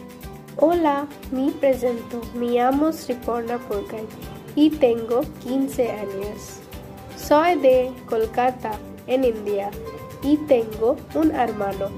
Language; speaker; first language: Spanish; non-native, learner; Bangla